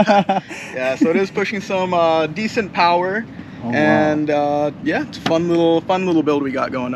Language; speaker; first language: English; native; English